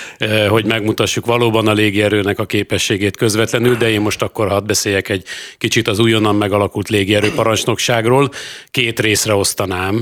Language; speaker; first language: Hungarian; native; Hungarian